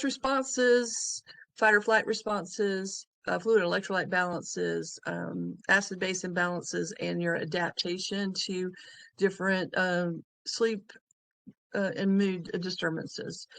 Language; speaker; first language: English; native; English